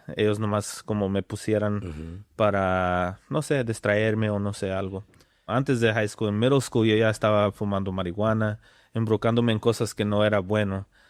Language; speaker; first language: Spanish; early bilingual, other home language; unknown